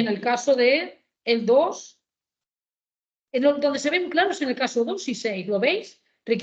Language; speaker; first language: Spanish; native; Spanish